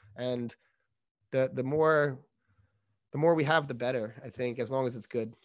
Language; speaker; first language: English; native; English